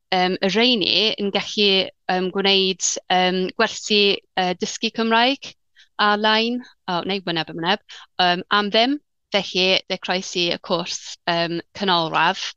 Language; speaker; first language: Welsh; non-native, learner; English